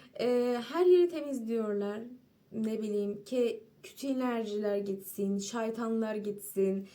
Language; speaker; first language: Turkish; non-native, fluent; Persian